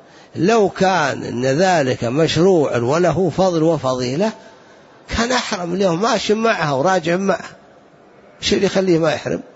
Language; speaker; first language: Arabic; native; Arabic